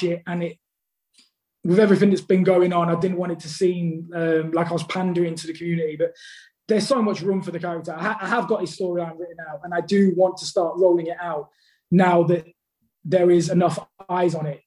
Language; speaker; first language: English; native; English